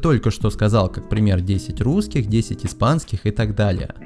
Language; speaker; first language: Russian; native; Russian